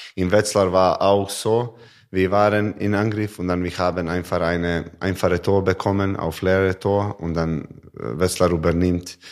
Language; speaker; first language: German; non-native, fluent; Serbian